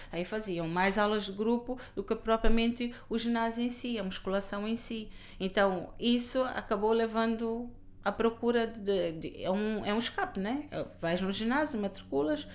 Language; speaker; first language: Portuguese; non-native, local second language; Kabuverdianu